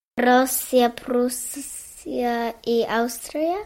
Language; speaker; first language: Polish; early bilingual, heritage; Polish